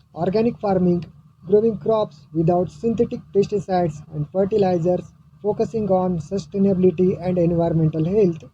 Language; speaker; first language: English; non-native, local second language; Marathi